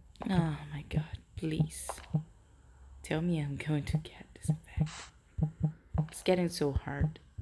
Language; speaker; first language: English; non-native, learner; Portuguese